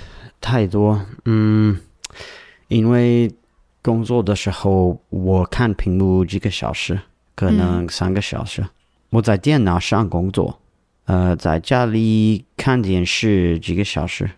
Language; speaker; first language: Chinese; non-native, learner; English